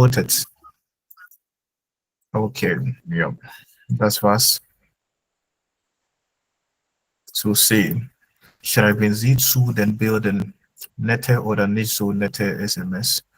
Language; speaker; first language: German; non-native, fluent; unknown